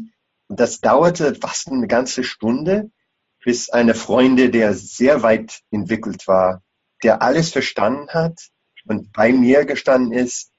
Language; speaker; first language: German; non-native, fluent; English